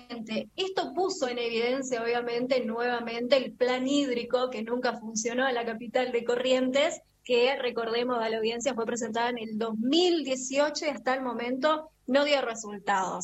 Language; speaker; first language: Spanish; native; Spanish